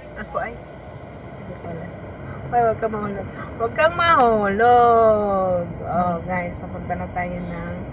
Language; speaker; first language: Filipino; non-native, local second language; Cebuano